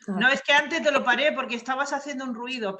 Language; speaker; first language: Spanish; native; Spanish